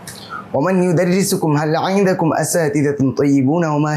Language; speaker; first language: Arabic; non-native, learner; Bangla